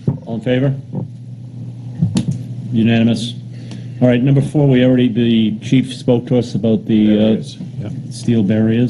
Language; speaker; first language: English; native; English